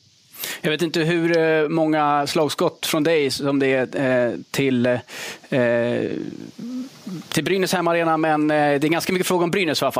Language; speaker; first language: Swedish; native; Swedish